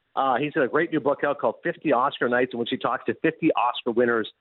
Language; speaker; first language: English; native; English